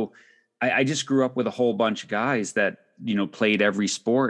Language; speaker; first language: English; native; English